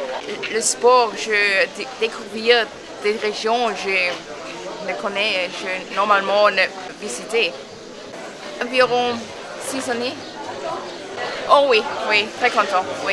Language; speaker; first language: French; non-native, learner; English